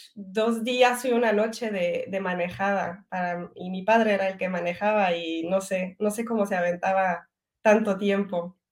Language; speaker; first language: Spanish; non-native, fluent; French